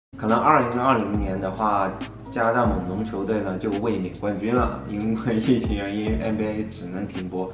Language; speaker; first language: Chinese; non-native, local second language; Cantonese